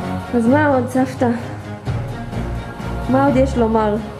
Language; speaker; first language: Hebrew; native; Hebrew